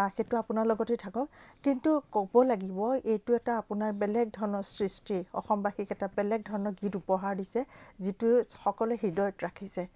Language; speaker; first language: Assamese; native; Assamese